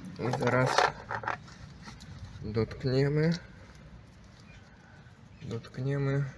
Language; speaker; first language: Polish; non-native, learner; Ukrainian